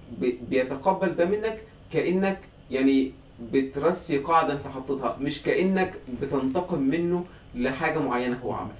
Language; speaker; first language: Arabic; native; Arabic